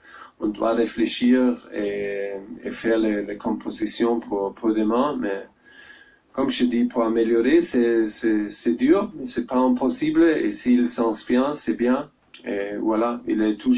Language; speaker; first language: French; non-native, learner; German